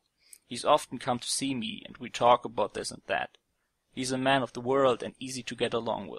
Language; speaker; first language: English; non-native, fluent; German